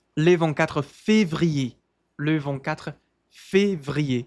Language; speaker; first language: French; non-native, learner; Portuguese